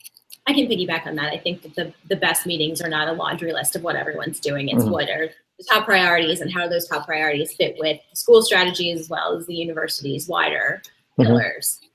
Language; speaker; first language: English; native; English